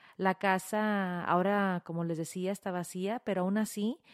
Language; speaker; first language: Spanish; early bilingual, heritage; Spanish